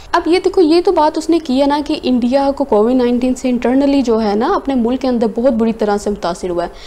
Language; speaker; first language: Urdu; native; Urdu